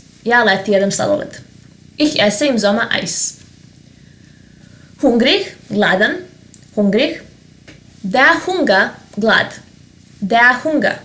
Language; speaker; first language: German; non-native, fluent; Serbian